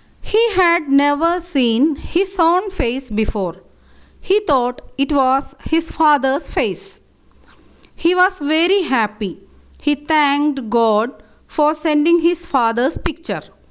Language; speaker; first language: English; non-native, local second language; Malayalam